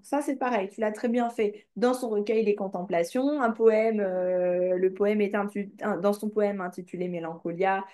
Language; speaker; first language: French; native; French